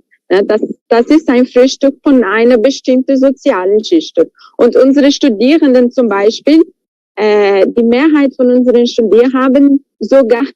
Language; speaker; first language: German; non-native, fluent; Portuguese